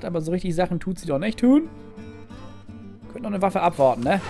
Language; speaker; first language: German; native; German